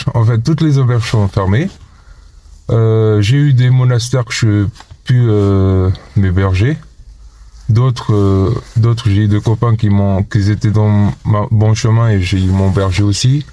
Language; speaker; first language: French; non-native, fluent; Portuguese